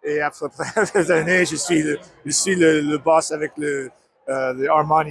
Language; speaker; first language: French; non-native, learner; English